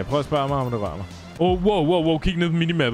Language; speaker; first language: Danish; native; Danish